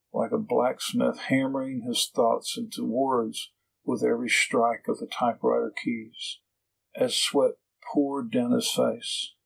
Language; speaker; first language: English; native; English